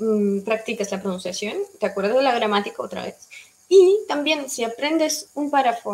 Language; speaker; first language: Spanish; non-native, fluent; Russian